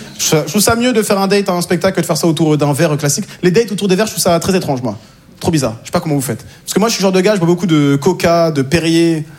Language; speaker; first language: French; native; French